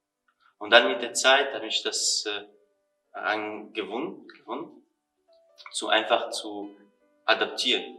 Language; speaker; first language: German; non-native, learner; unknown